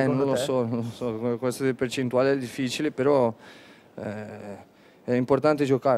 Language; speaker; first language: Italian; non-native, fluent; Spanish